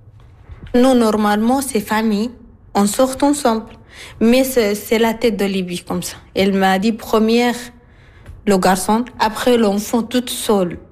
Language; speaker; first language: French; non-native, learner; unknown